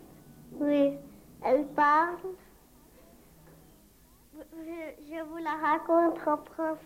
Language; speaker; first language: French; early bilingual, heritage; Spanish